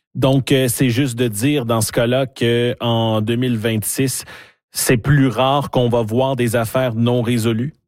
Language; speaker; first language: French; native; French